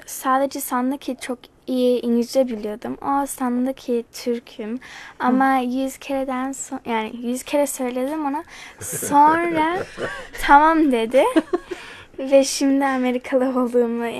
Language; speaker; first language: Turkish; early bilingual, other home language; English